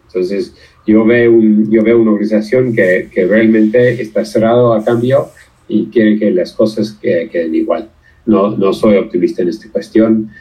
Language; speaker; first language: Spanish; non-native, fluent; English